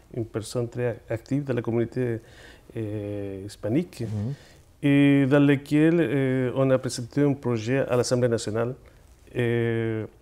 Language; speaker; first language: French; non-native, fluent; Spanish